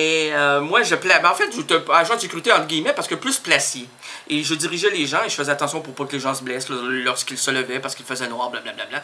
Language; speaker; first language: French; native; French